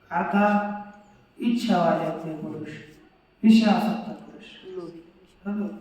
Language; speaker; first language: Hindi; non-native, local second language; Marathi